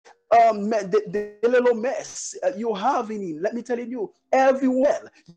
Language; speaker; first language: English; non-native, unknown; Haitian Creole